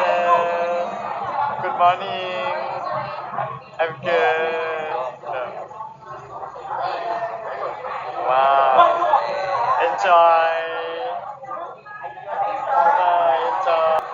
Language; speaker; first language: English; non-native, learner; Thai